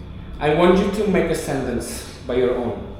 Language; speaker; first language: English; non-native, local second language; Indonesian